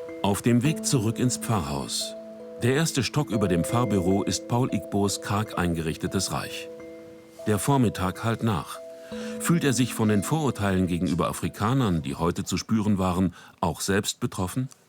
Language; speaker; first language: German; native; German